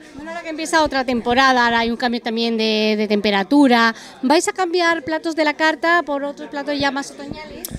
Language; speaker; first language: Spanish; native; Spanish